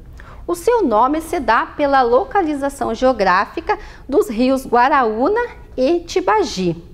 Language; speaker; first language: Portuguese; native; Portuguese